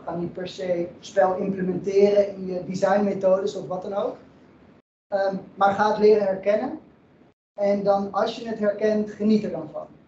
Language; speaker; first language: Dutch; native; Dutch